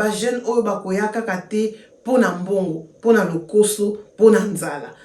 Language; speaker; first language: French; non-native, local second language; Lingala